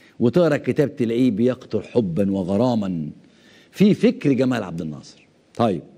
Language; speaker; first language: Arabic; native; Arabic